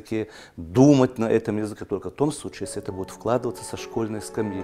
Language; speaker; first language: Russian; non-native, local second language; Chechen